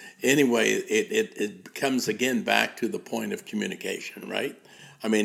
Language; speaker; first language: English; native; English